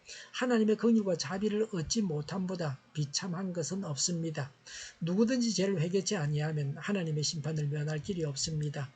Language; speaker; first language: Korean; native; Korean